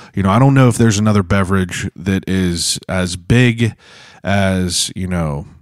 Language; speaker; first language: English; native; English